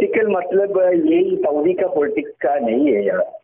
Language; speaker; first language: Hindi; non-native, local second language; Malayalam